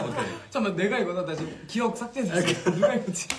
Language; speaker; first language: Korean; native; Korean